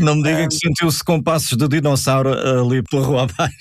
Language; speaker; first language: Portuguese; native; Portuguese